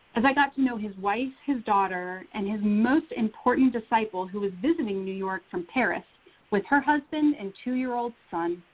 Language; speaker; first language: English; early bilingual, other home language; Romanian